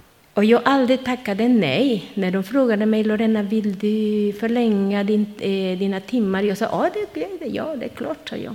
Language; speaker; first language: Swedish; non-native, learner; Spanish